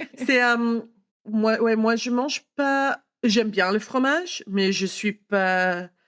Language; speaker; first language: French; non-native, fluent; English